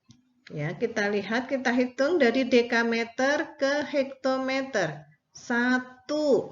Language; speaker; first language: Indonesian; native; Indonesian